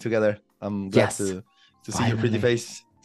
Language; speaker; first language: English; non-native, fluent; Spanish